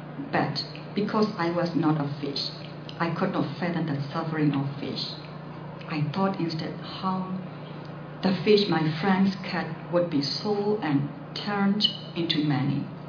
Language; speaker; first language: English; non-native, fluent; Burmese